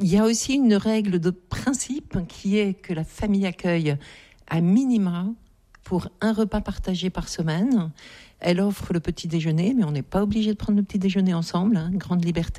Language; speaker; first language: French; native; French